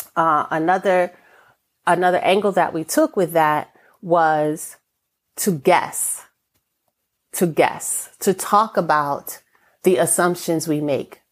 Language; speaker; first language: English; native; English